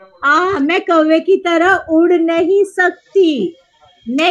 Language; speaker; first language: Hindi; native; Hindi